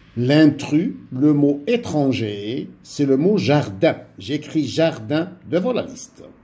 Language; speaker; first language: French; non-native, local second language; Arabic